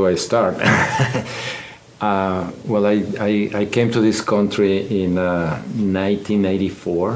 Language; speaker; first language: English; non-native, fluent; Spanish